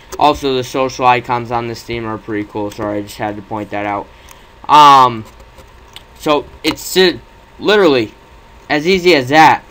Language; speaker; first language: English; native; English